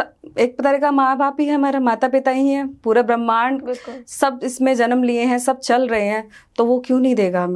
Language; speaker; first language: Hindi; native; Hindi